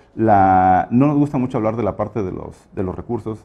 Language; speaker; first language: Spanish; native; Spanish